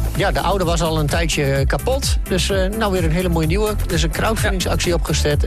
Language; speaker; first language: Dutch; native; Dutch